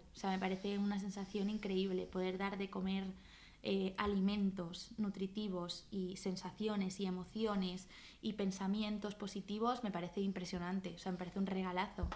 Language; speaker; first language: Spanish; native; Spanish